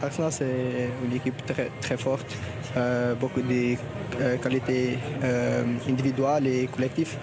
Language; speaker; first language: French; non-native, learner; Portuguese